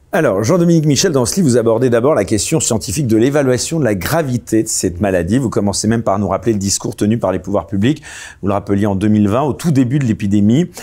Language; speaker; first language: French; native; French